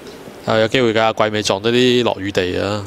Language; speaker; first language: Cantonese; native; Cantonese